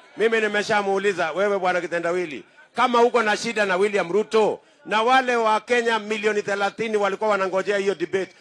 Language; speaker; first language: Swahili; non-native, local second language; Kalenjin